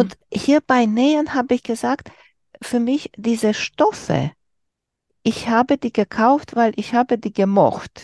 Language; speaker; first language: German; non-native, learner; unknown